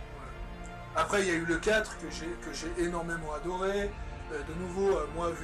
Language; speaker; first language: French; native; French